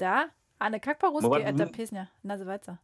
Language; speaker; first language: Russian; non-native, learner; German